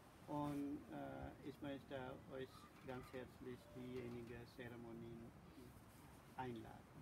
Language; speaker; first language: German; non-native, learner; Sinhala